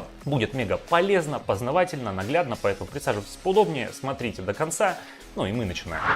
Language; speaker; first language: Russian; native; Russian